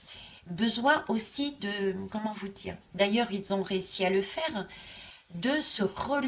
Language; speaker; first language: French; native; French